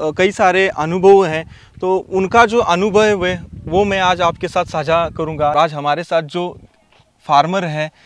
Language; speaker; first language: Hindi; native; Hindi